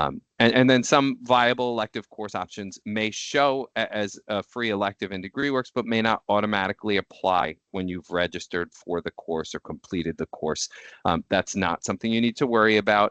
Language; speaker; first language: English; native; English